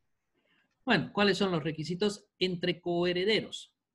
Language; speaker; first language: Spanish; native; Spanish